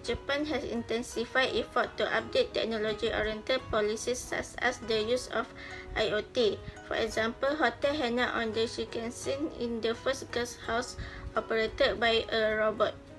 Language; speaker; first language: English; non-native, learner; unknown